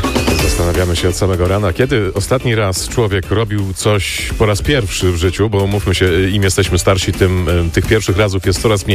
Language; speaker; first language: Polish; native; Polish